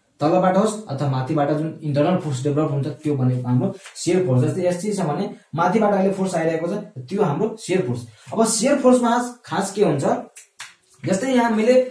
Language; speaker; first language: Nepali; non-native, local second language; Maithili